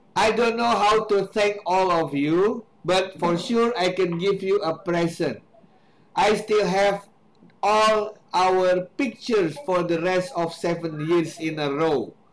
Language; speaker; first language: English; non-native, fluent; Indonesian